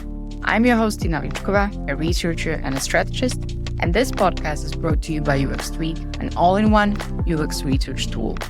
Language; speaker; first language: English; non-native, fluent; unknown